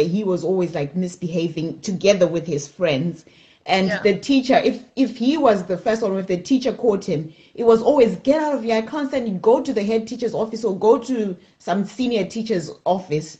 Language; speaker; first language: English; non-native, local second language; Shona